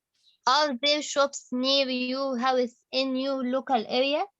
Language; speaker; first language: English; non-native, learner; Arabic